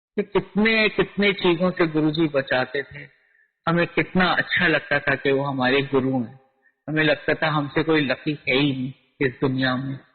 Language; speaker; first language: Hindi; native; Hindi